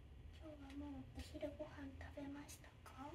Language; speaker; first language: Japanese; native; Japanese